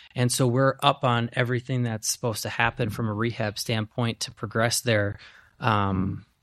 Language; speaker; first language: English; native; English